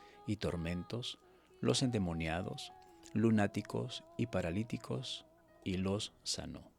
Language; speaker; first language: Spanish; native; Spanish